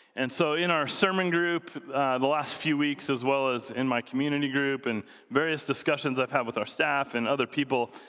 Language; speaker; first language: English; native; English